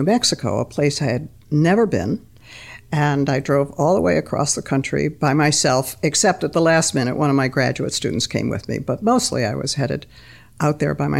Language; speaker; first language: English; native; English